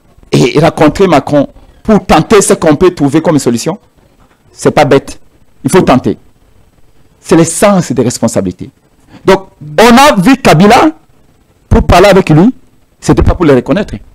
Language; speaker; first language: French; non-native, local second language; Lingala